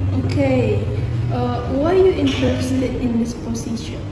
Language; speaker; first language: English; non-native, learner; Indonesian